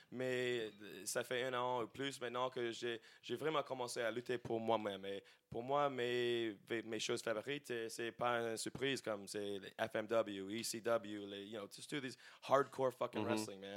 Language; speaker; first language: French; non-native, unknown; English